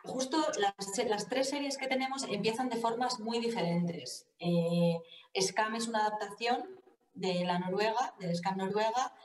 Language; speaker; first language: Spanish; native; Spanish